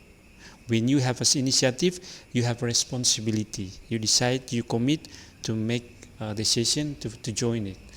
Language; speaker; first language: English; non-native, learner; Indonesian